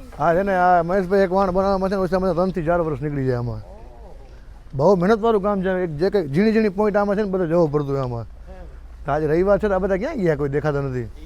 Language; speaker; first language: Gujarati; non-native, local second language; Kachhi